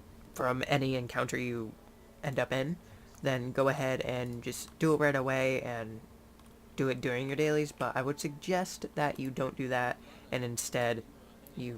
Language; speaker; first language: English; native; English